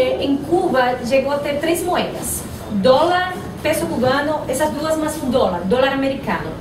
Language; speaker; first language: Portuguese; non-native, fluent; Spanish